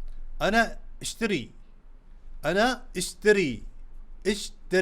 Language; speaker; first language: Arabic; non-native, fluent; Urdu